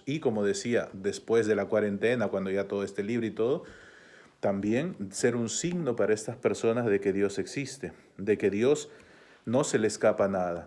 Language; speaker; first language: Spanish; native; Spanish